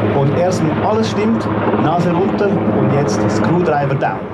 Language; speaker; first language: German; native; German